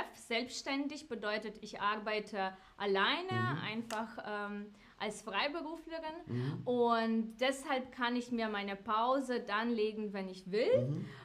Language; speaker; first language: German; non-native, fluent; Ukrainian